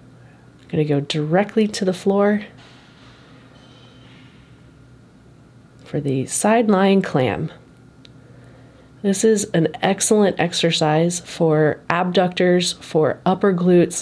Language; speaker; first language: English; native; English